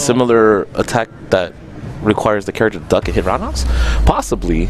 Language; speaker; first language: English; native; English